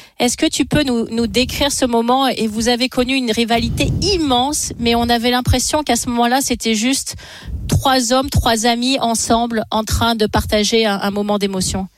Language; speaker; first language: French; native; French